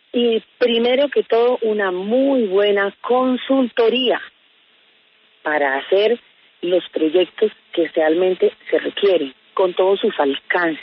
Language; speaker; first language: Spanish; native; Spanish